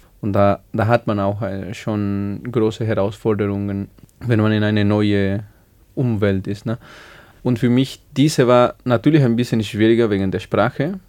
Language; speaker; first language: German; non-native, learner; Spanish